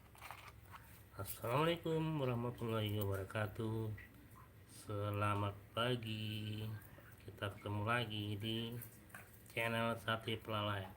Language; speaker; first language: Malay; non-native, local second language; Minangkabau